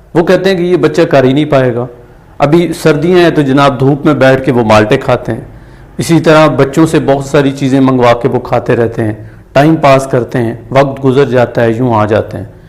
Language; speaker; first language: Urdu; non-native, local second language; Punjabi